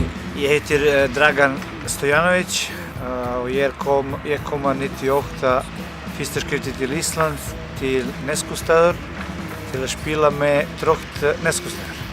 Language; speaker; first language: Icelandic; non-native, learner; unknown